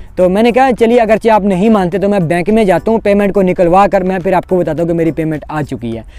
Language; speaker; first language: Urdu; non-native, local second language; Saraiki